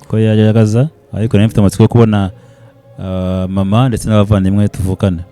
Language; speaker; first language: Kinyarwanda; early bilingual, heritage; Kinyarwanda